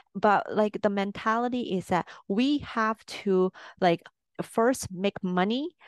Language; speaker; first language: English; early bilingual, other home language; Cantonese